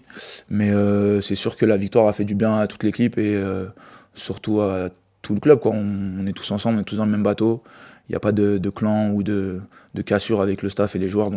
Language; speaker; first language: French; native; French